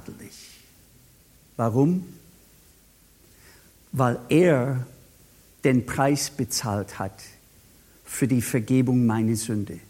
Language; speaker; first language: German; non-native, fluent; English